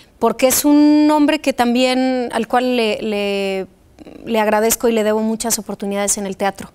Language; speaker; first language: Spanish; early bilingual, other home language; Polish